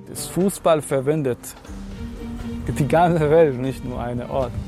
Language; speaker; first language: German; non-native, fluent; Arabic